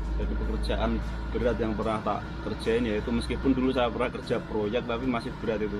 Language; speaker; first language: Indonesian; non-native, local second language; Javanese